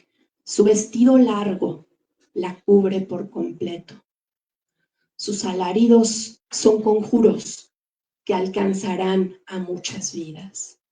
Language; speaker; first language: Spanish; native; Spanish